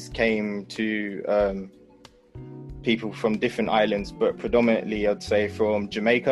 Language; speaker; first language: English; native; English